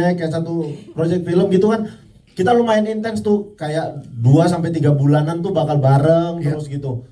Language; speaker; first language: Indonesian; native; Indonesian